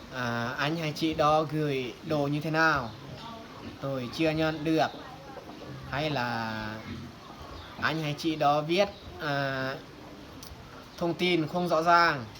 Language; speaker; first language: Vietnamese; non-native, fluent; Lao